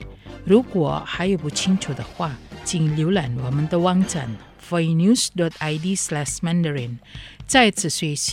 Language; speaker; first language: Chinese; non-native, fluent; Indonesian